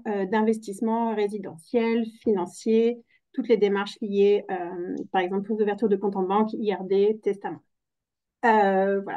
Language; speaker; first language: French; native; French